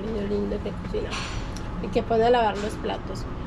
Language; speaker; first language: Spanish; native; Spanish